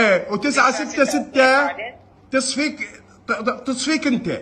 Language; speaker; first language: Arabic; native; Arabic